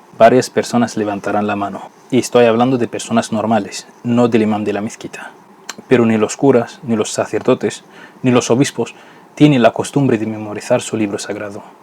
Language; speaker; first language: Spanish; non-native, fluent; Arabic